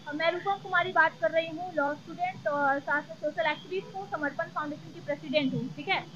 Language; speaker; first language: Hindi; native; Hindi